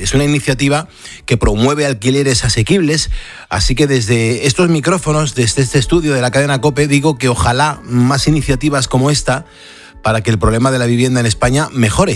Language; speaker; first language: Spanish; native; Spanish